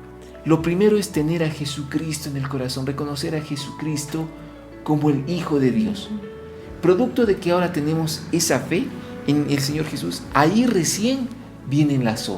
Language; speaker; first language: Spanish; native; Spanish